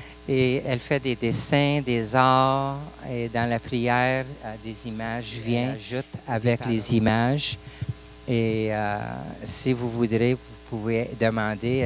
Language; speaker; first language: French; non-native, local second language; English